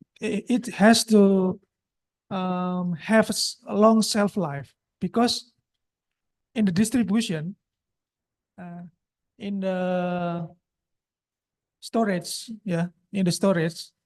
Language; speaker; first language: English; non-native, local second language; Indonesian